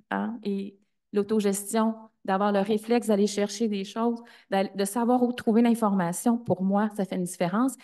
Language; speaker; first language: French; native; French